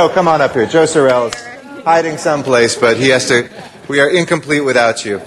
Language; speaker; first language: English; early bilingual, other home language; Italian